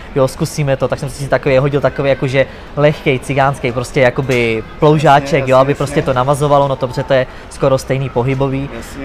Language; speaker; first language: Czech; native; Czech